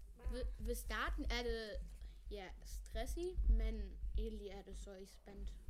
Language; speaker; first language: Danish; non-native, learner; German